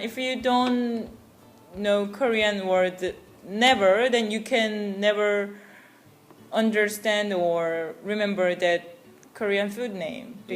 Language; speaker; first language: English; non-native, fluent; Korean